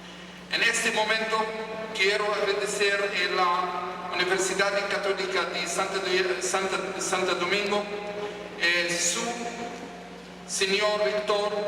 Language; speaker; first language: Spanish; non-native, fluent; Hebrew